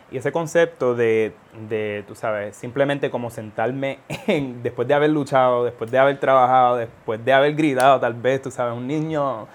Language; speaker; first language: Spanish; early bilingual, heritage; Spanish